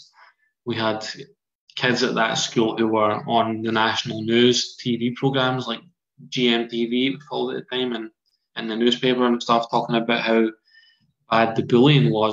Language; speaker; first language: English; native; English